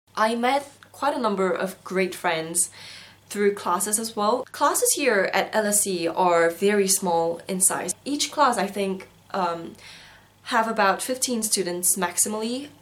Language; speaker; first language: English; non-native, fluent; Korean